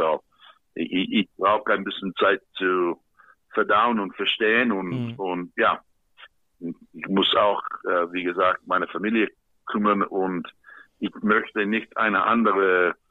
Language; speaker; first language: German; non-native, fluent; English